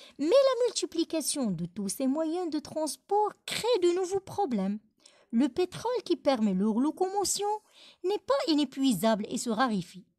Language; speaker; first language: French; non-native, local second language; Arabic